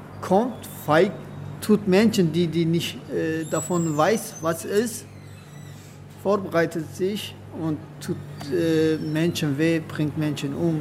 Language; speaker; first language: German; non-native, learner; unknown